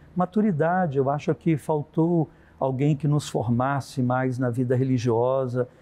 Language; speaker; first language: Portuguese; native; Portuguese